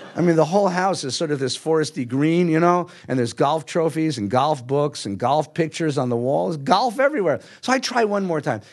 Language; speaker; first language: English; native; English